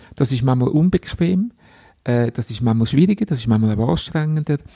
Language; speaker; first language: German; native; German